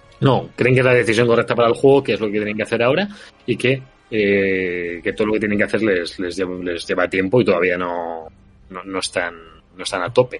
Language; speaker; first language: Spanish; native; Spanish